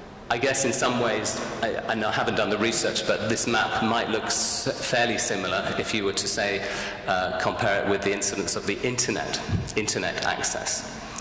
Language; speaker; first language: English; native; English